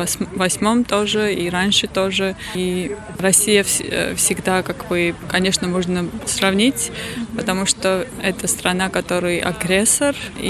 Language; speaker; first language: Russian; non-native, fluent; Georgian